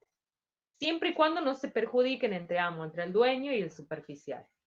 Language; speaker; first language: Spanish; native; Spanish